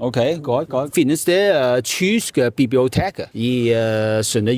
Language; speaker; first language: Danish; non-native, learner; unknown